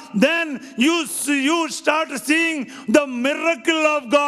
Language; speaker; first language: English; non-native, local second language; Hindi